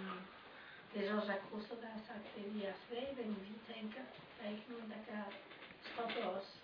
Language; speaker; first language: Danish; non-native, learner; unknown